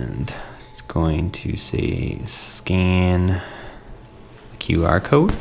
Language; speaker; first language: English; native; English